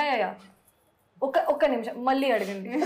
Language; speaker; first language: Telugu; non-native, learner; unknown